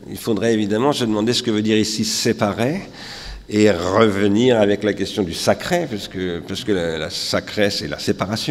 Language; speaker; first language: French; native; French